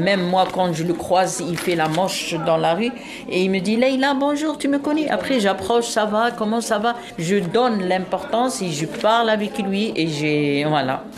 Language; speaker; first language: French; non-native, local second language; Arabic